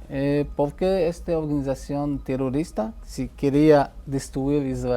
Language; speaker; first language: Spanish; non-native, fluent; Hebrew